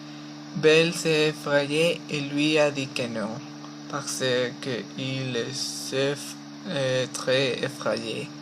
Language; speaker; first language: French; non-native, learner; Spanish